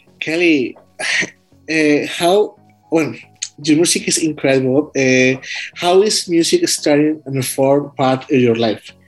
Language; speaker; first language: English; non-native, learner; Spanish